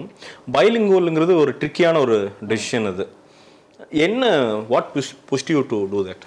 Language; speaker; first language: Tamil; native; Tamil